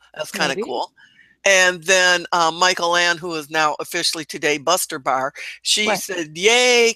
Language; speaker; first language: English; native; English